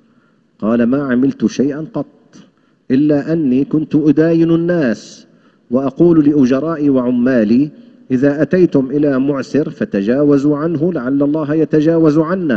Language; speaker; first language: Arabic; native; Arabic